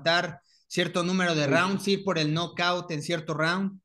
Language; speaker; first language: Spanish; native; Spanish